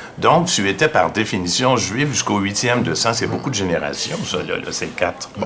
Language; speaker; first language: French; native; French